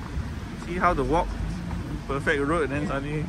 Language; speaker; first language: English; non-native, local second language; Malay